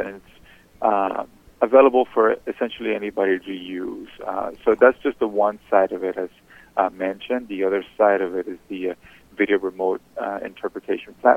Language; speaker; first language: English; early bilingual, other home language; Spanish